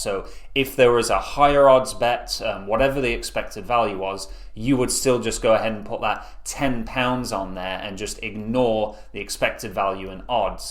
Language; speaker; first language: English; native; English